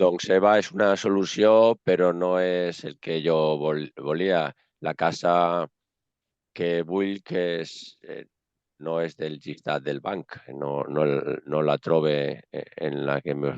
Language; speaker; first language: Catalan; non-native, local second language; Spanish